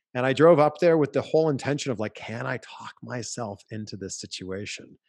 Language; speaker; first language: English; native; English